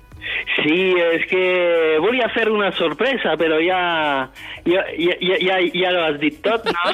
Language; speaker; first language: Catalan; non-native, fluent; French